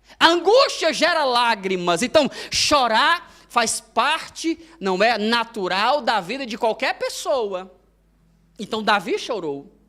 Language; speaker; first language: Portuguese; native; Portuguese